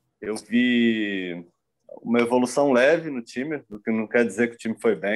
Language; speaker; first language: Portuguese; native; Portuguese